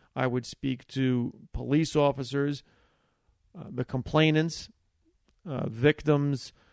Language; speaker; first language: English; early bilingual, other home language; Italian